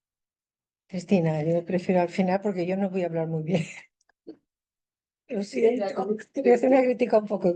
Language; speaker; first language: Spanish; native; Spanish